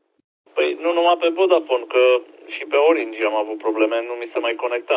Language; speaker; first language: Romanian; native; Romanian